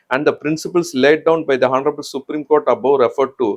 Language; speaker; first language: English; non-native, local second language; Tamil